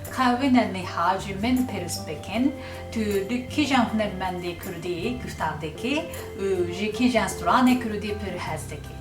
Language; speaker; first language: Kurdish; non-native, learner; Japanese